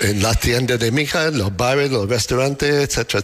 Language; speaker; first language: Spanish; non-native, learner; English